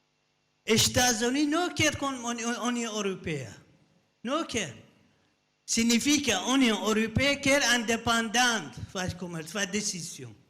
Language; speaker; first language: Portuguese; non-native, learner; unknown